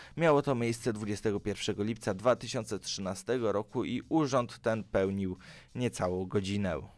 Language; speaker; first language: Polish; native; Polish